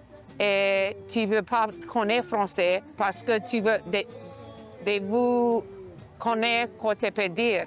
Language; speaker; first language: French; non-native, local second language; English